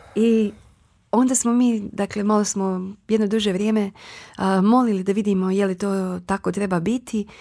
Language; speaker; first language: Croatian; native; Croatian